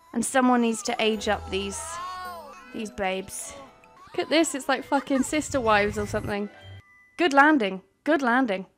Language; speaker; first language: English; native; English